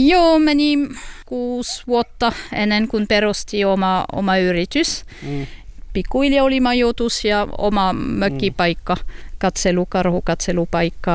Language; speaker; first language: Finnish; non-native, fluent; French